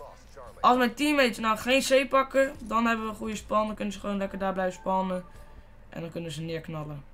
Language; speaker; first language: Dutch; native; Dutch